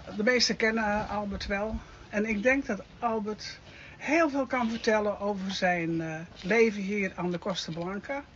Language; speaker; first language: Dutch; native; Dutch